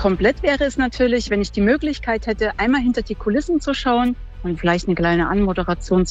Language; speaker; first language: German; native; German